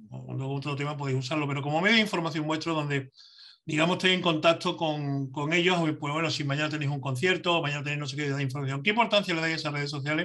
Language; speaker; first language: Spanish; native; Spanish